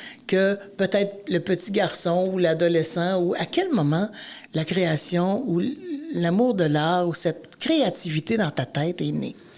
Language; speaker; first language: French; native; French